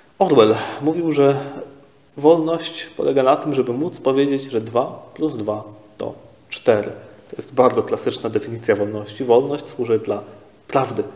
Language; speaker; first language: Polish; native; Polish